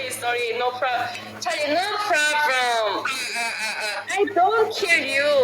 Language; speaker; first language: English; non-native, learner; Korean